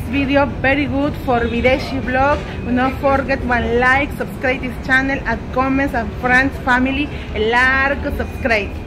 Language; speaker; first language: English; non-native, learner; Spanish